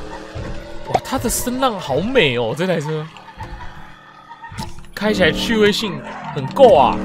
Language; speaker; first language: Chinese; native; Chinese